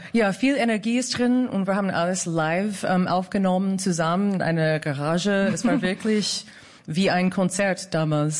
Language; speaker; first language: German; non-native, fluent; English